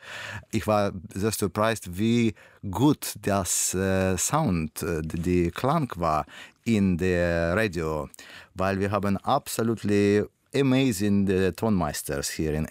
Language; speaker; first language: German; non-native, learner; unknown